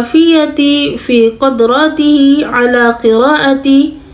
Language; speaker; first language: Arabic; non-native, learner; Indonesian